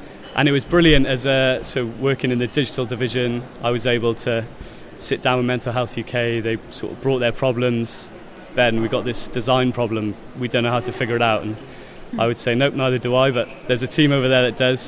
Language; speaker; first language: English; native; English